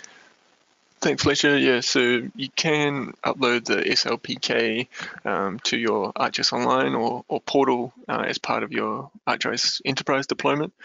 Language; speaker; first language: English; native; English